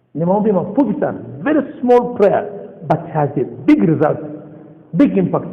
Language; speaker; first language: English; non-native, local second language; Swahili